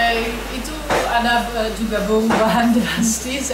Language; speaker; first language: Indonesian; non-native, fluent; Dutch